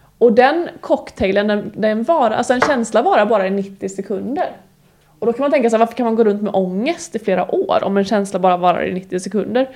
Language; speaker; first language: Swedish; native; Swedish